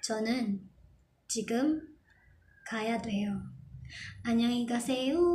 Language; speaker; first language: Korean; non-native, fluent; Filipino